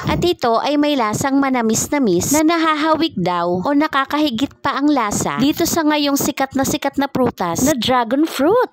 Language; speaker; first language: Filipino; non-native, local second language; Bikol